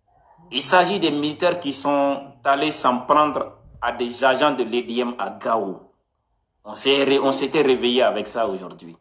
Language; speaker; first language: French; non-native, local second language; Bambara